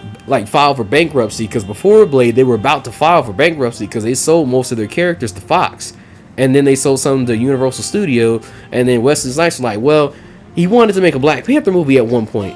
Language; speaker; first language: English; native; English